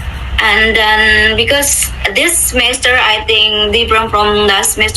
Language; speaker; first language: English; non-native, fluent; Indonesian